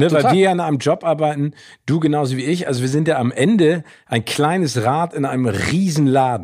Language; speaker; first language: German; native; German